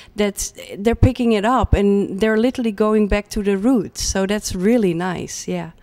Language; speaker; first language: English; non-native, fluent; Dutch